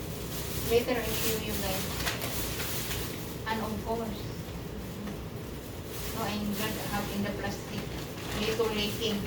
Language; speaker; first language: English; non-native, learner; Filipino